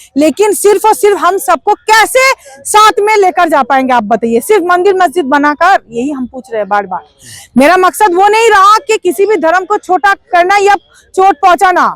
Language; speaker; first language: Hindi; non-native, local second language; Bangla